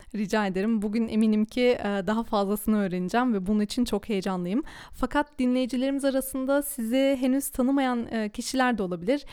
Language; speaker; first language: Turkish; early bilingual, heritage; Turkish